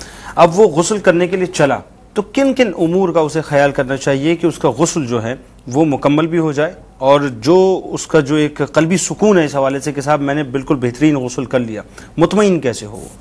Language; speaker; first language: Urdu; native; Urdu